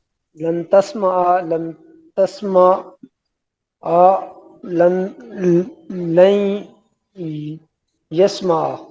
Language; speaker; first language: Arabic; non-native, learner; Urdu